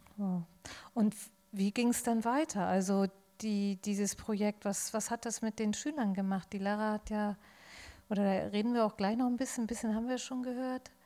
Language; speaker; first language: German; native; German